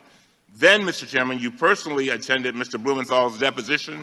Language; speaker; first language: English; native; English